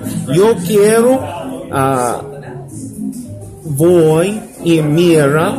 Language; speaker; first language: Spanish; non-native, learner; English